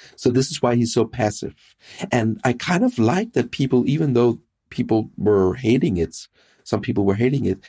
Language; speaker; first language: English; non-native, fluent; Danish